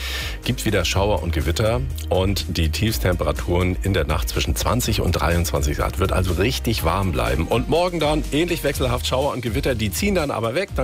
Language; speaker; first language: German; native; German